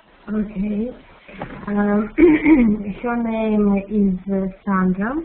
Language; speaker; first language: English; non-native, learner; Russian